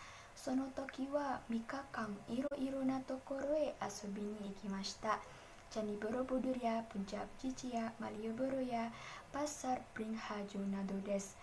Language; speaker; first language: Japanese; non-native, learner; Indonesian